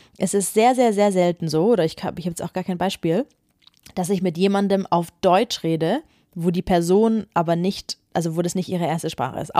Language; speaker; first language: German; native; German